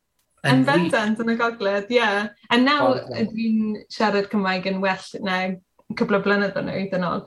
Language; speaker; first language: Welsh; non-native, learner; English